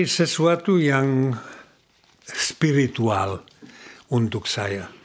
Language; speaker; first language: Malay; non-native, learner; Czech